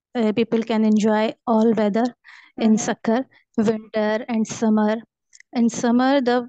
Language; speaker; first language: English; non-native, local second language; Urdu